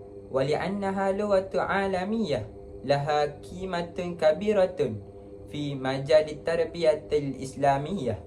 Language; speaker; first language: Arabic; non-native, learner; Malay